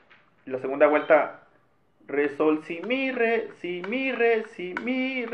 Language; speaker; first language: Spanish; native; Spanish